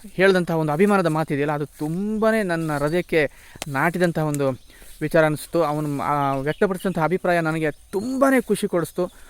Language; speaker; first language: Kannada; non-native, local second language; Kodava